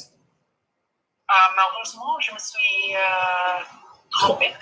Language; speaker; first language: French; non-native, learner; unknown